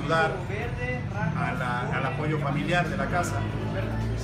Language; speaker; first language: Spanish; native; Spanish